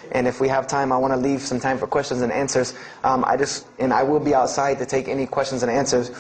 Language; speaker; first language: English; native; English